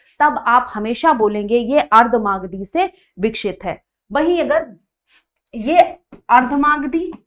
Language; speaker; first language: Hindi; native; Hindi